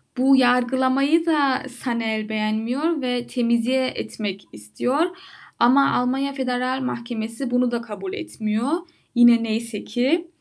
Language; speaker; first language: Turkish; early bilingual, heritage; Turkish